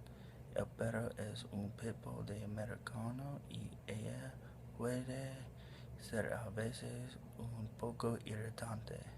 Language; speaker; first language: Spanish; non-native, learner; English